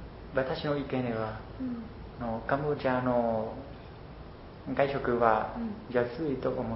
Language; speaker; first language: Japanese; non-native, learner; Khmer